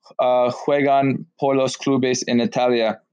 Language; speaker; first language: Spanish; non-native, learner; English